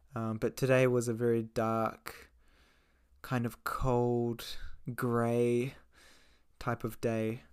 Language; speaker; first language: English; native; English